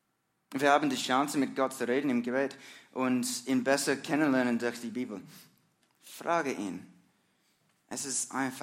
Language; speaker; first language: German; non-native, learner; English